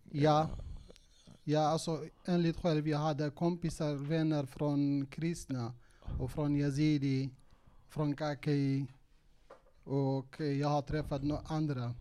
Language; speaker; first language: Swedish; non-native, local second language; Kurdish